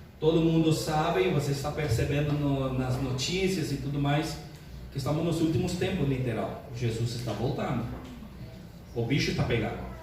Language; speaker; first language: Portuguese; non-native, fluent; Spanish